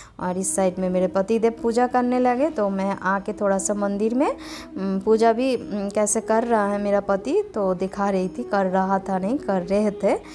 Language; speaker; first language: Hindi; non-native, local second language; Bangla